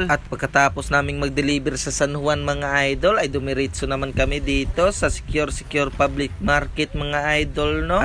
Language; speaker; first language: Filipino; native; Filipino